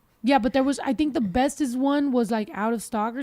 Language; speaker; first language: English; early bilingual, other home language; Spanish